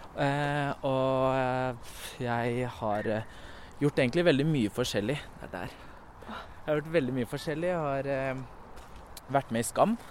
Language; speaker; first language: Norwegian; native; Norwegian